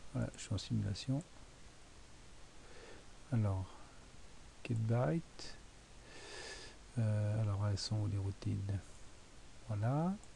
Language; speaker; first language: French; native; French